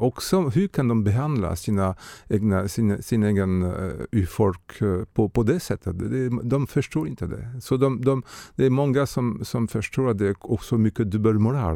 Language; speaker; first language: Swedish; non-native, fluent; French